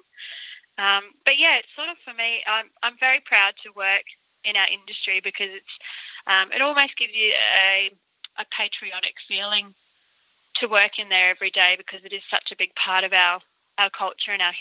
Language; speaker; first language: English; native; English